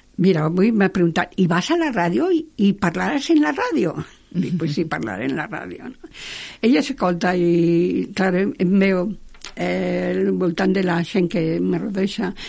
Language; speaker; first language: Catalan; non-native, local second language; Spanish